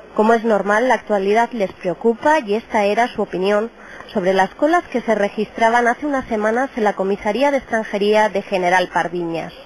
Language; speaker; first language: Spanish; native; Spanish